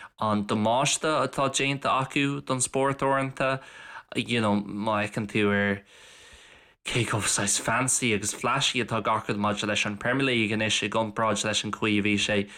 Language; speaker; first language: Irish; non-native, local second language; English